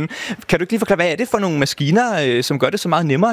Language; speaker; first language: Danish; native; Danish